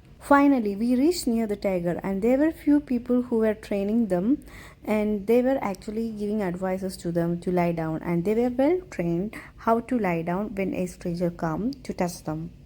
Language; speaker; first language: English; non-native, local second language; Malayalam